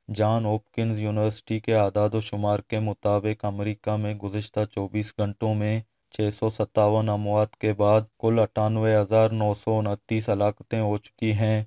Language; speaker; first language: Urdu; non-native, local second language; Baluchi